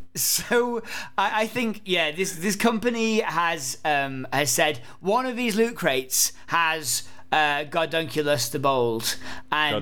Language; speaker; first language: English; native; English